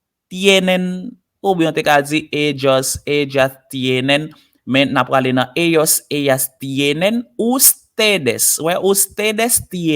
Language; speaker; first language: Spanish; non-native, fluent; Haitian Creole